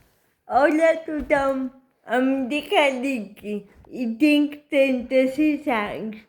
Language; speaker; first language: Catalan; non-native, fluent; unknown